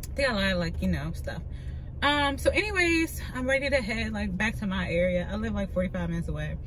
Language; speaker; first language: English; native; English